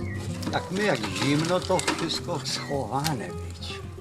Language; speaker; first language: Polish; early bilingual, heritage; Polish